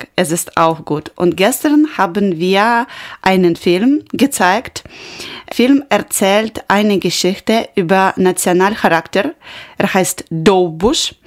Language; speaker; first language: German; non-native, learner; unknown